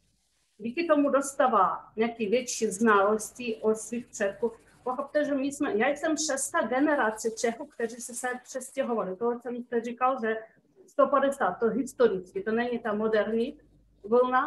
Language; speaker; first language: Czech; native; Czech